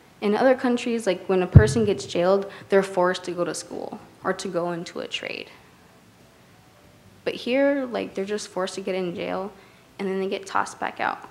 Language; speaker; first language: English; native; English